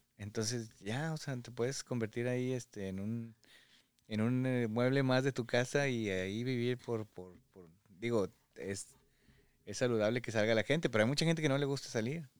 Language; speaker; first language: Spanish; native; Spanish